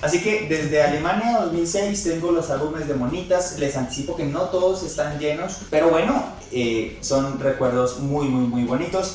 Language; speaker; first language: Spanish; native; Spanish